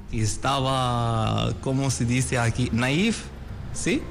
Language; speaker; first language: Spanish; non-native, fluent; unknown